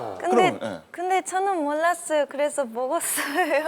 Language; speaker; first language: Korean; non-native, learner; Japanese